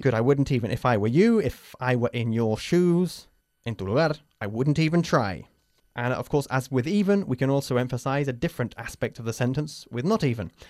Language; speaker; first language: English; native; English